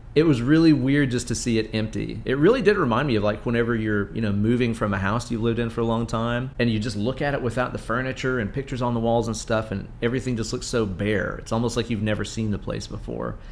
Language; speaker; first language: English; native; English